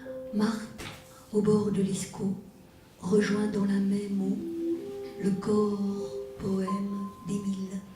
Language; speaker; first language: French; native; French